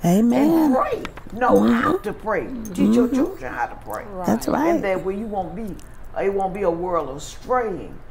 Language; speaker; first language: English; native; English